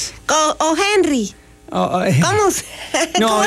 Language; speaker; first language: Spanish; native; Spanish